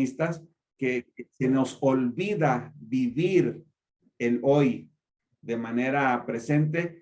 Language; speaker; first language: Spanish; native; Spanish